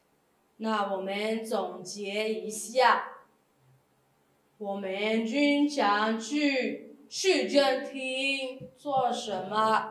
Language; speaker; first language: Chinese; non-native, fluent; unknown